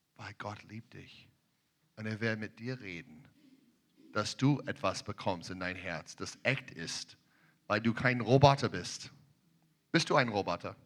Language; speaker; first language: German; non-native, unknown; English